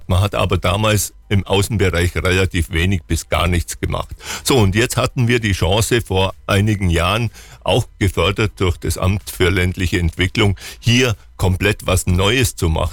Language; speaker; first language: German; native; German